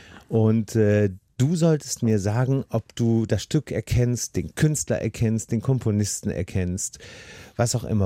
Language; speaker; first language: German; native; German